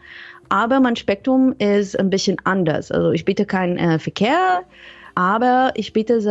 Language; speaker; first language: German; non-native, fluent; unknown